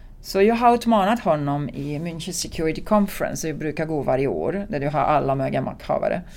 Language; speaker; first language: Swedish; non-native, fluent; Italian